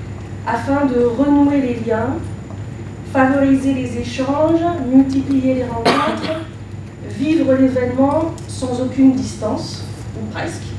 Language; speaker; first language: French; native; French